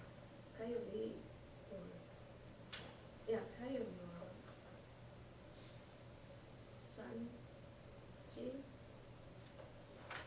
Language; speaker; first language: Japanese; non-native, learner; English